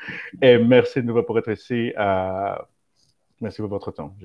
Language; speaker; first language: French; non-native, fluent; Spanish